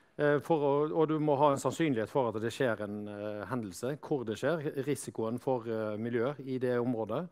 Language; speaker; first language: Norwegian; native; Norwegian